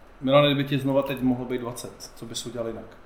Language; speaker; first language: Czech; native; Czech